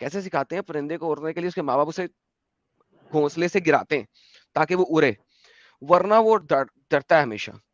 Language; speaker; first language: Hindi; native; Hindi